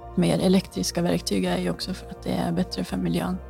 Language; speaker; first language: Swedish; native; Swedish